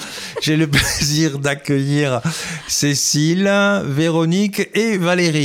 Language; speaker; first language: French; native; French